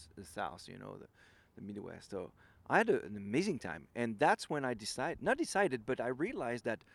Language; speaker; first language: English; non-native, fluent; French